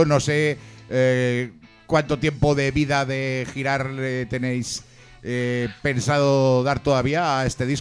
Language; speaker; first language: Spanish; native; Spanish